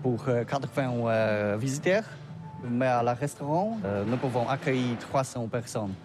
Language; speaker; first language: French; non-native, learner; Polish